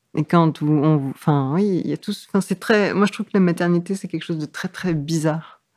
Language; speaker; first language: French; native; French